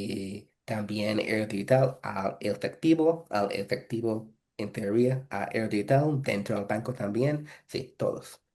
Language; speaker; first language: Spanish; non-native, fluent; English